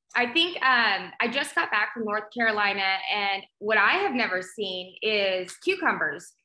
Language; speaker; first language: English; native; English